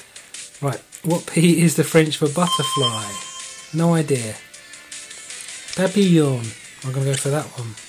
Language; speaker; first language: English; native; English